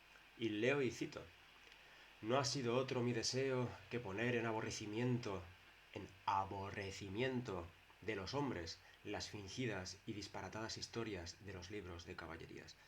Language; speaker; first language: Spanish; native; Spanish